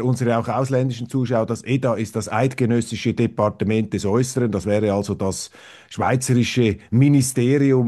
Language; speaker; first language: German; native; German